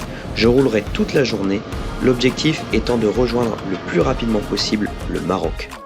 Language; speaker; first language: French; native; French